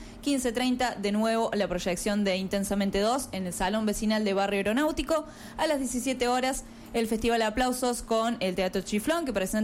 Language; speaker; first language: Spanish; native; Spanish